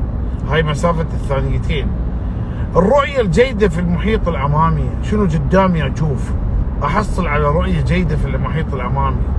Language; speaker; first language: Arabic; native; Arabic